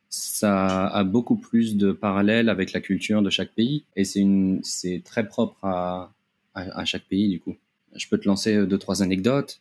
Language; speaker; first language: French; native; French